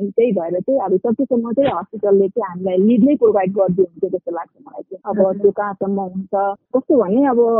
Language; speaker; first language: Nepali; non-native, local second language; Maithili